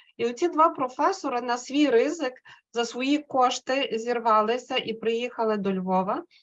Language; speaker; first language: Ukrainian; native; Ukrainian